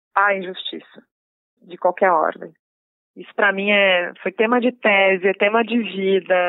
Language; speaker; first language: Portuguese; native; Portuguese